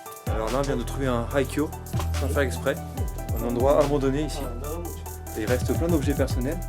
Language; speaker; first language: French; native; French